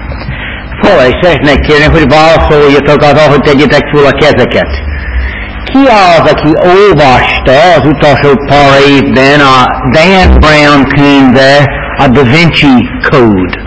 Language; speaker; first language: Hungarian; non-native, fluent; English